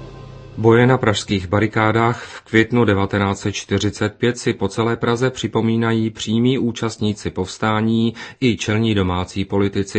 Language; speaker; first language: Czech; native; Czech